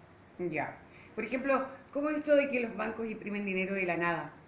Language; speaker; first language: Spanish; native; Spanish